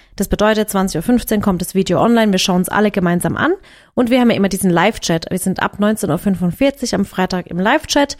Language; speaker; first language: German; early bilingual, other home language; Turkish